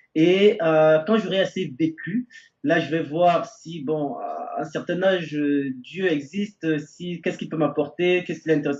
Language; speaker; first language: French; native; French